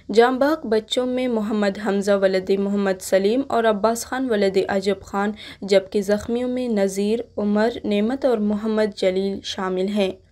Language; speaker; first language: Urdu; non-native, local second language; Baluchi